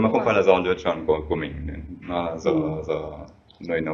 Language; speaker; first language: Vietnamese; non-native, fluent; German